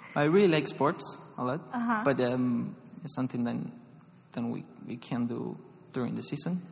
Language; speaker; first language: English; non-native, fluent; Spanish